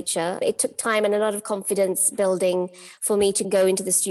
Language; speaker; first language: English; native; English